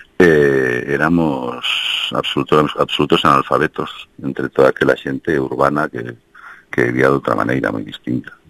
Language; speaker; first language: Galician; early bilingual, heritage; Galician